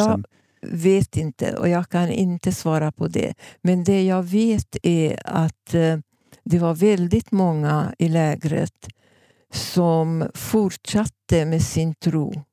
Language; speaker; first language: Swedish; non-native, fluent; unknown